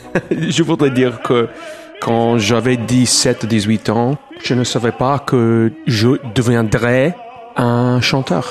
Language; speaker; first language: French; non-native, learner; English